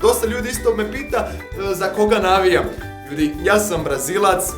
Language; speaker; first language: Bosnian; non-native, fluent; Portuguese